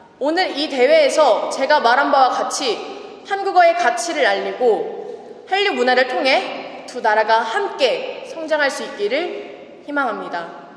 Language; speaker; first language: Korean; non-native, fluent; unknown